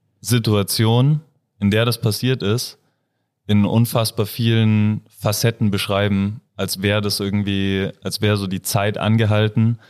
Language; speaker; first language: German; native; German